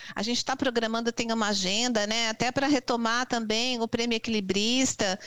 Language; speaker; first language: Portuguese; native; Portuguese